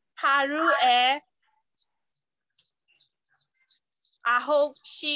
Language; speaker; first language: Korean; non-native, learner; Burmese